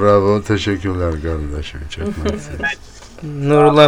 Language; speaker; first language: Turkish; non-native, learner; Armenian